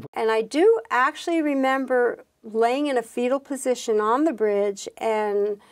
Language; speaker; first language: English; native; English